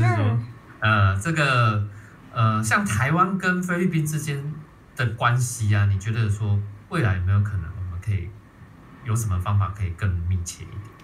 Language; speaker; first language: Chinese; native; Chinese